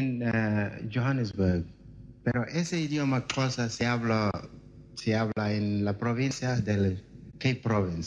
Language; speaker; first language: Spanish; non-native, learner; Xhosa